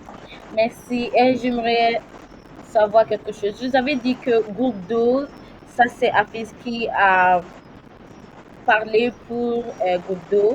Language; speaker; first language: French; non-native, learner; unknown